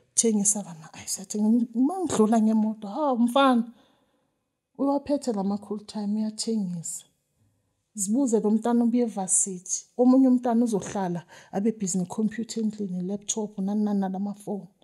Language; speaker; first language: Zulu; native; Zulu